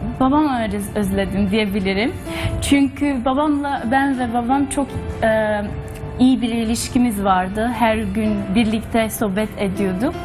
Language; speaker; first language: Turkish; non-native, learner; Albanian